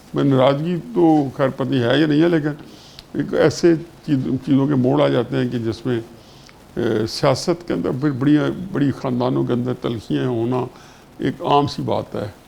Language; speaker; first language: Urdu; non-native, local second language; Saraiki